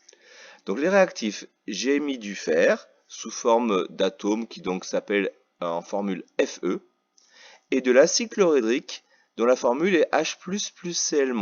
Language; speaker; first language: French; native; French